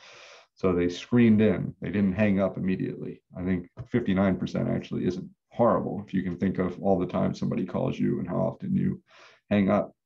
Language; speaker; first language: English; native; English